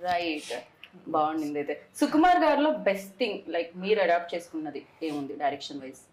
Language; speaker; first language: Telugu; native; Telugu